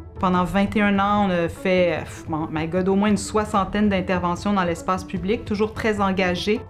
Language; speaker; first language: French; native; French